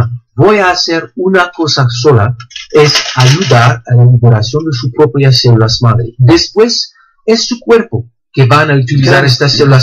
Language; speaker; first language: Spanish; non-native, fluent; French